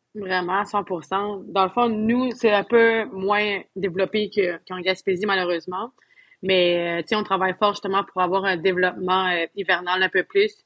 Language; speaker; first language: French; native; French